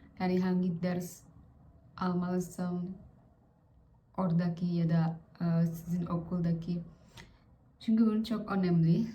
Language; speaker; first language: Turkish; non-native, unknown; Vietnamese